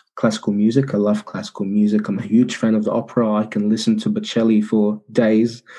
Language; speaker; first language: English; early bilingual, other home language; Arabic